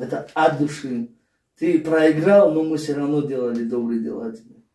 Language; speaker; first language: Russian; non-native, fluent; Tajik